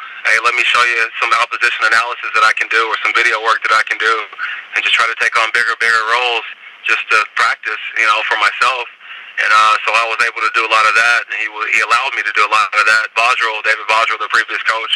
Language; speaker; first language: English; native; English